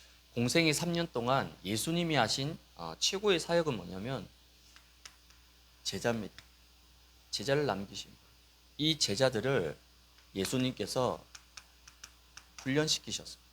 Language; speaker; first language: Korean; native; Korean